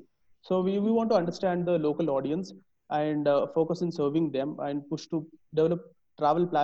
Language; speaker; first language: English; non-native, local second language; Telugu